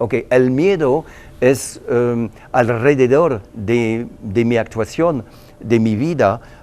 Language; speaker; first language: Spanish; non-native, learner; French